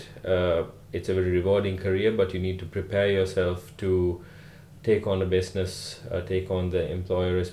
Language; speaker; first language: English; non-native, local second language; Sinhala